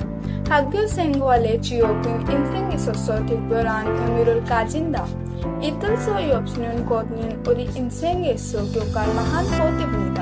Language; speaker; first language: Korean; non-native, learner; Hindi